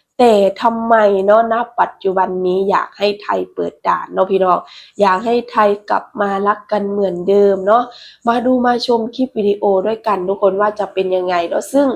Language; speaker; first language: Thai; non-native, local second language; Lao